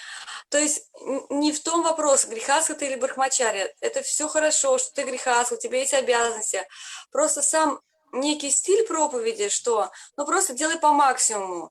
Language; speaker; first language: Russian; native; Russian